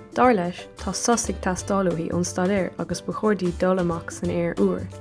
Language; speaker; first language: Irish; non-native, local second language; English